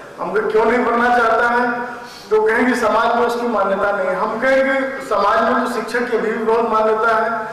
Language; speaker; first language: Hindi; native; Hindi